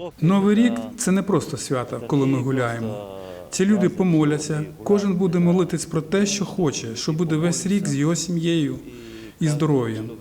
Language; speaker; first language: Ukrainian; non-native, fluent; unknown